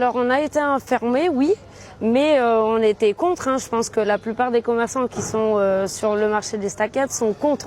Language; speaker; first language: French; native; French